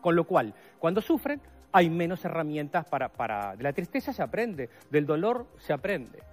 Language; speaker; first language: Spanish; native; Spanish